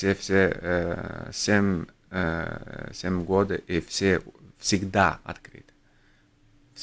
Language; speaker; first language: Russian; non-native, local second language; Latvian